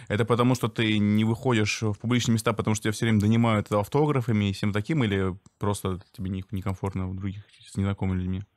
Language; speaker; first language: Russian; native; Russian